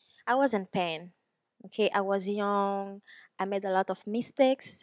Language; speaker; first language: English; non-native, learner; Haitian Creole